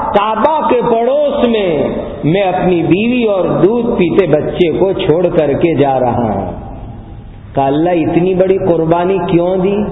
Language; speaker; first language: Urdu; non-native, local second language; Gujarati